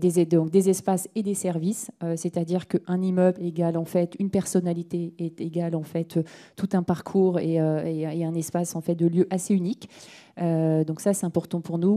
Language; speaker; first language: French; native; French